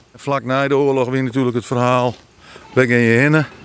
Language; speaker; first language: Dutch; native; Dutch